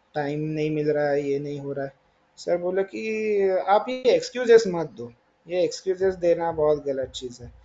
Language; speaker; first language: Hindi; non-native, local second language; Marathi